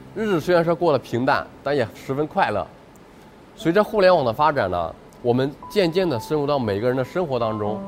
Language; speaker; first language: Chinese; native; Chinese